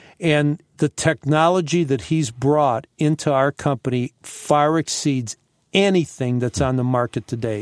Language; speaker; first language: English; native; English